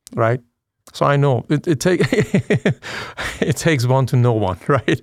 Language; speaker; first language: English; non-native, fluent; Persian